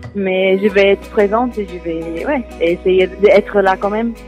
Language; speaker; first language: French; non-native, fluent; Portuguese